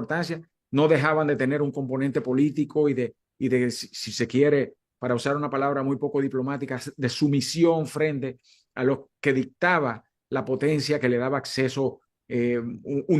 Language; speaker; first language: Spanish; native; Spanish